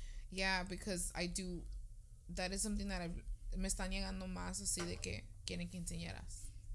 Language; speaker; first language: Spanish; early bilingual, heritage; Spanish